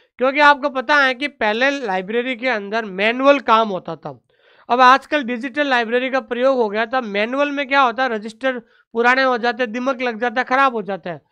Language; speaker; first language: Hindi; native; Hindi